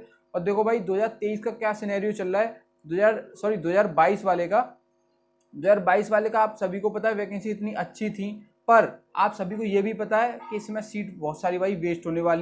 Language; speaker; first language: Hindi; native; Hindi